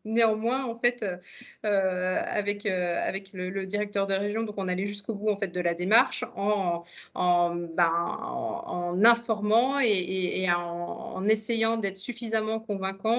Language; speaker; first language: French; native; French